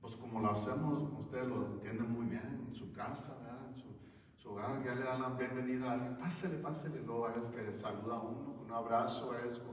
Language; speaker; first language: Spanish; non-native, learner; English